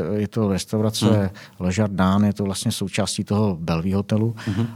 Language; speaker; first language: Czech; native; Czech